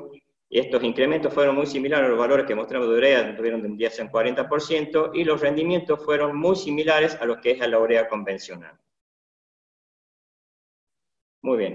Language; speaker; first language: Spanish; native; Spanish